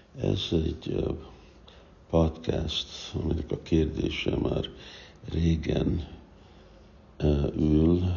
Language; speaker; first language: Hungarian; non-native, fluent; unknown